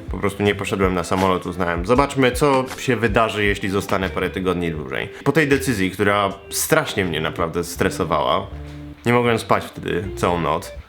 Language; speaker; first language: Polish; native; Polish